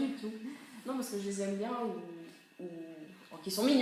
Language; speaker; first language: French; native; French